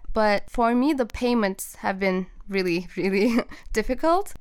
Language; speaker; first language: English; non-native, fluent; Turkish